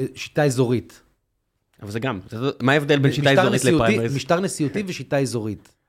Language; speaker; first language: Hebrew; native; Hebrew